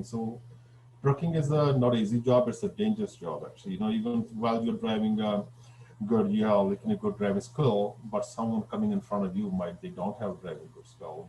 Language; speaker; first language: English; non-native, fluent; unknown